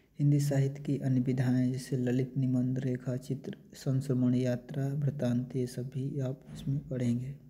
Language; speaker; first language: Hindi; native; Hindi